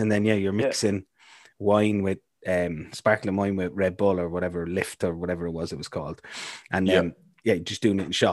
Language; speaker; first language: English; native; English